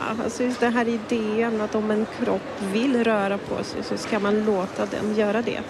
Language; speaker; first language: Swedish; non-native, fluent; Polish